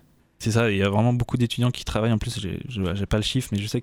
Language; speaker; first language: French; native; French